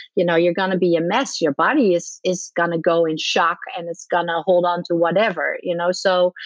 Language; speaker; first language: English; non-native, fluent; Dutch